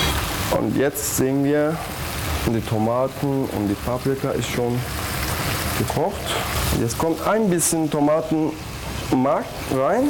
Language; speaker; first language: German; non-native, learner; Turkish